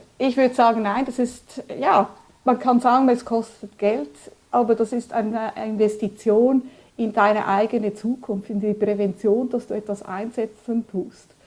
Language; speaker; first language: German; early bilingual, other home language; Spanish